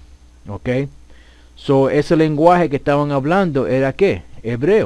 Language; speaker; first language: Spanish; early bilingual, heritage; Spanish